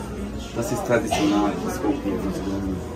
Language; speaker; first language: German; non-native, learner; Macedonian